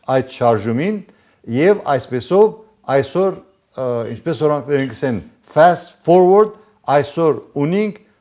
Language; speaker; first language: Armenian; native; Armenian